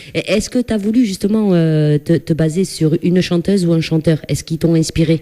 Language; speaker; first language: French; native; French